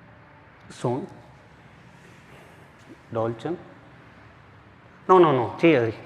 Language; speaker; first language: Vietnamese; non-native, learner; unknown